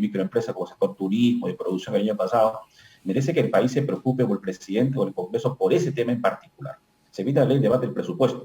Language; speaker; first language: Spanish; native; Spanish